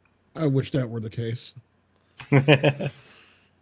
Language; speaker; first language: English; native; English